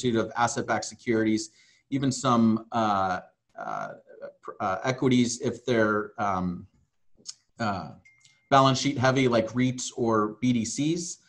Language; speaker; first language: English; native; English